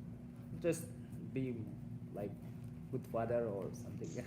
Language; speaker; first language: English; non-native, learner; Russian